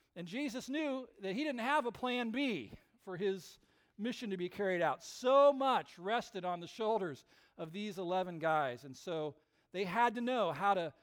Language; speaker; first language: English; native; English